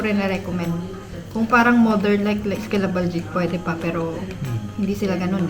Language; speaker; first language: Filipino; native; Filipino